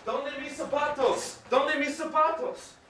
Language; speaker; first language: Spanish; non-native, learner; English